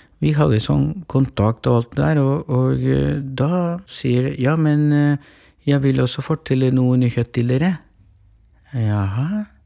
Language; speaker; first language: Norwegian; non-native, fluent; Spanish